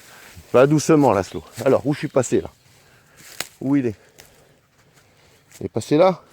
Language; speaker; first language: French; native; French